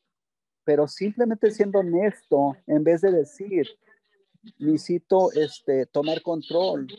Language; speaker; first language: Spanish; early bilingual, heritage; English